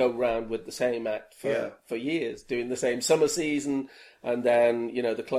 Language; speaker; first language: English; native; English